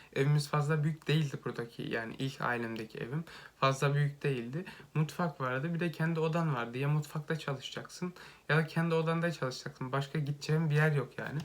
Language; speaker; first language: Turkish; native; Turkish